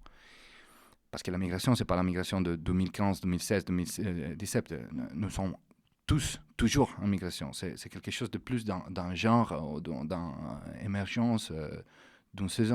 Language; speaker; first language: French; non-native, fluent; Italian